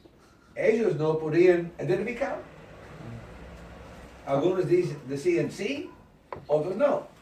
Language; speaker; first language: Spanish; non-native, learner; English